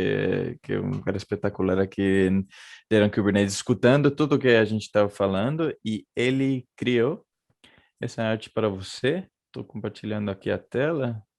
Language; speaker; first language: Portuguese; non-native, fluent; Spanish